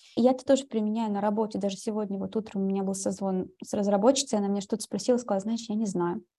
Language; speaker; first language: Russian; early bilingual, heritage; Russian